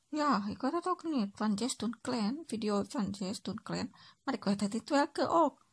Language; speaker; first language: Dutch; non-native, learner; Indonesian